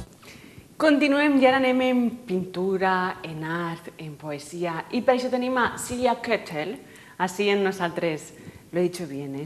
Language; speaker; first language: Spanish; non-native, local second language; Catalan